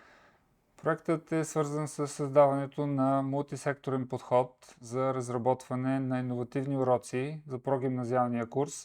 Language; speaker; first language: Bulgarian; native; Bulgarian